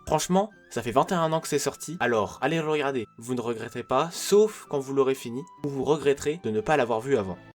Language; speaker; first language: French; native; French